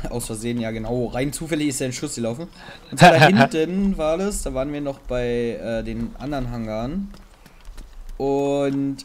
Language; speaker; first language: German; native; German